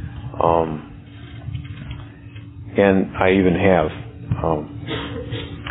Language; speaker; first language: English; native; English